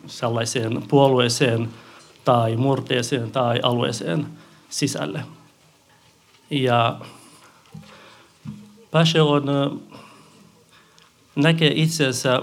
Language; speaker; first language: Finnish; non-native, fluent; Central Kurdish